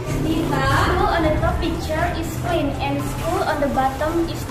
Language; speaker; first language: English; non-native, learner; Indonesian